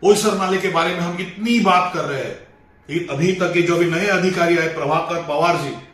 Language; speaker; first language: Hindi; non-native, local second language; Marathi